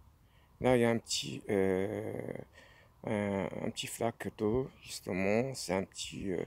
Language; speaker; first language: French; non-native, fluent; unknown